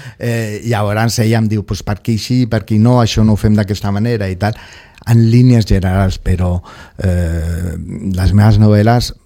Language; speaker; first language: Catalan; non-native, local second language; Spanish